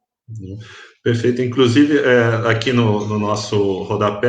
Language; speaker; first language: Portuguese; native; Portuguese